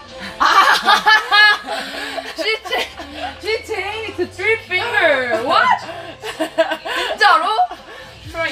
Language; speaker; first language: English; non-native, learner; Korean